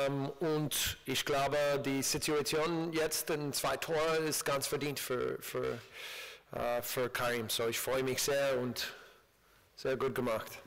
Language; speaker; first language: German; non-native, learner; English